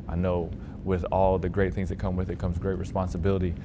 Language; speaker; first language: English; native; English